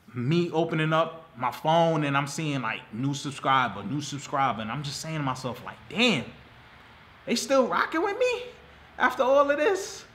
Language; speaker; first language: English; native; English